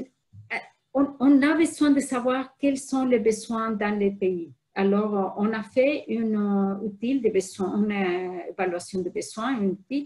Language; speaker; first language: French; non-native, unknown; Spanish